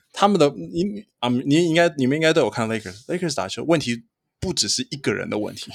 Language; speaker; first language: Chinese; early bilingual, heritage; Chinese